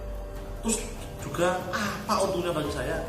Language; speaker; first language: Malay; non-native, local second language; Javanese